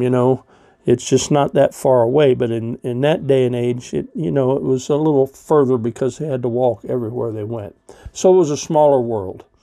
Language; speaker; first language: English; native; English